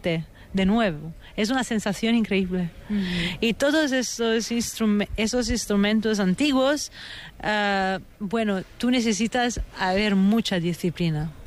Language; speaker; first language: Spanish; non-native, fluent; Italian